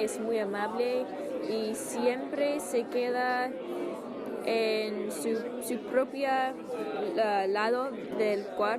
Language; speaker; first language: Spanish; non-native, fluent; English